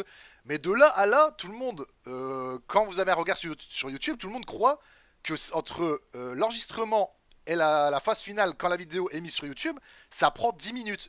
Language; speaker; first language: French; native; French